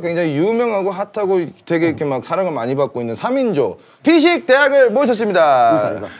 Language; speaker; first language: Korean; early bilingual, heritage; Korean